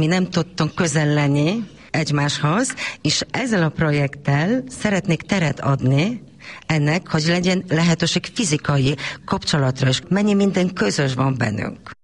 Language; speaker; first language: Hungarian; non-native, fluent; Polish